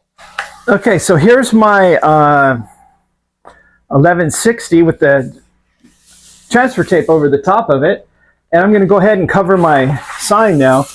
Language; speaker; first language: English; native; English